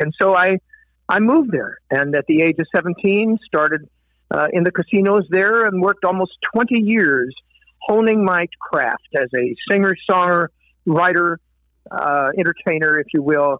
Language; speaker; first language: English; native; English